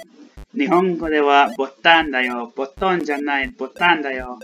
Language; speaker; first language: Japanese; non-native, learner; English